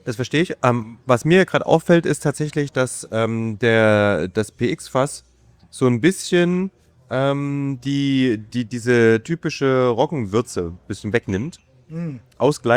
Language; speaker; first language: German; native; German